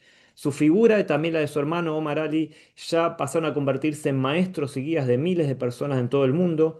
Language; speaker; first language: Spanish; native; Spanish